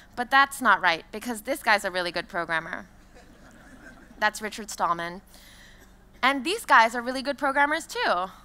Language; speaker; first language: English; non-native, fluent; French